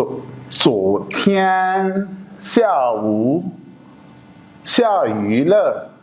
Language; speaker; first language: Chinese; non-native, fluent; Urdu